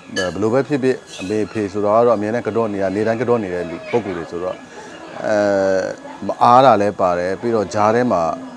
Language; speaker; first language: Burmese; non-native, local second language; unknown